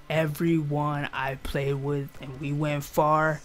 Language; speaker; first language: English; native; English